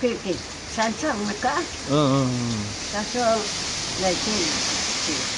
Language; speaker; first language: Chinese; non-native, local second language; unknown